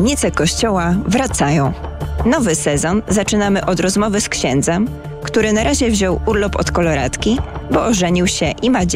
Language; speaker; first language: Polish; native; Polish